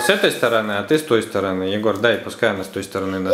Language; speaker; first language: Russian; native; Russian